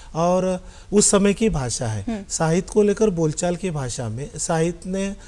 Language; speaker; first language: Hindi; non-native, local second language; Kannada